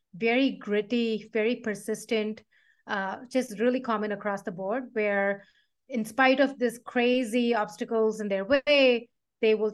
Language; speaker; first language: English; non-native, local second language; Tamil